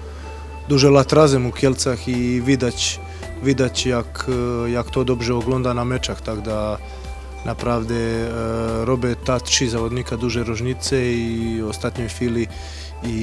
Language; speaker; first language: Polish; non-native, learner; Croatian